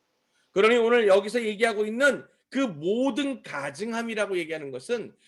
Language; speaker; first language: Korean; native; Korean